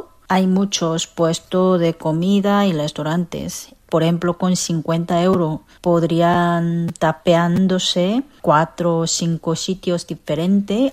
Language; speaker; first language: Spanish; non-native, fluent; Korean